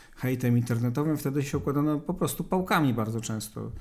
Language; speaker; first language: Polish; native; Polish